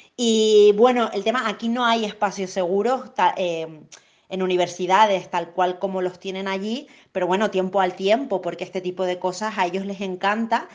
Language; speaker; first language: Spanish; native; Spanish